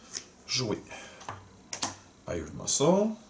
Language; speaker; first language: French; native; French